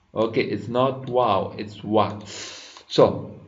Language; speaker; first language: English; non-native, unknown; Persian